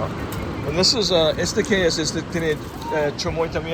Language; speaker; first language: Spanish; non-native, fluent; English